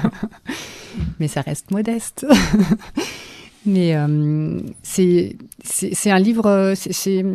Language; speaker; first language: French; non-native, fluent; German